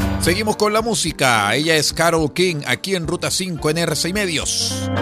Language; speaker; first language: Spanish; native; Spanish